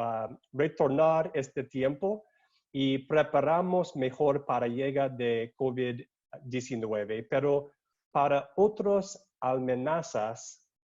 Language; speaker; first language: Spanish; non-native, learner; English